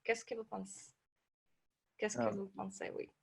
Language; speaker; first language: French; non-native, learner; Russian